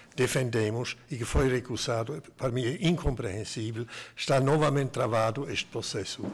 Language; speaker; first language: Portuguese; non-native, fluent; German